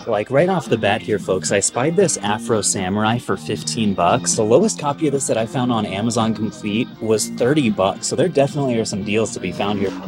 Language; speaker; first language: English; native; English